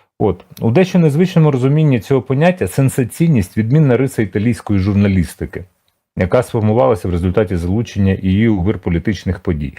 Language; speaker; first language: Ukrainian; native; Ukrainian